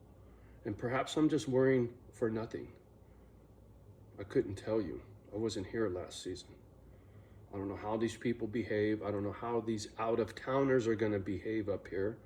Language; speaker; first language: English; native; English